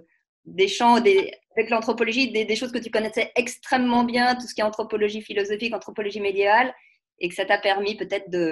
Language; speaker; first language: French; native; French